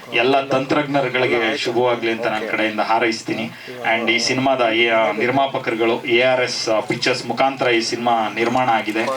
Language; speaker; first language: Kannada; native; Kannada